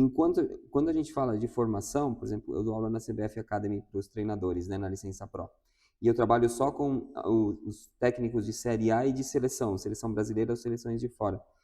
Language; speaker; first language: Portuguese; non-native, fluent; Spanish